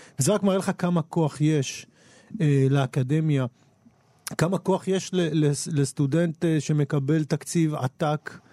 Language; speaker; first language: Hebrew; native; Hebrew